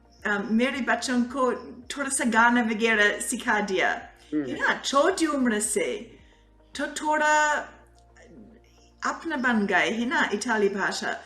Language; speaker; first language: Hindi; non-native, fluent; English